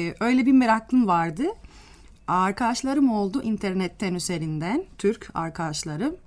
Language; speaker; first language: Turkish; non-native, fluent; Spanish